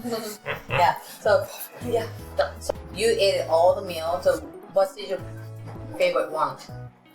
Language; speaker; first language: English; non-native, learner; Japanese